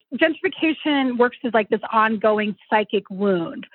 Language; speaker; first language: English; native; English